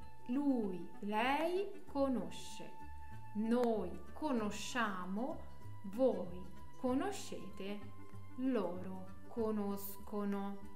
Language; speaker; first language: Italian; non-native, fluent; French